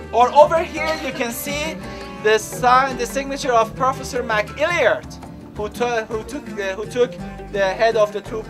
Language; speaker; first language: English; non-native, fluent; Persian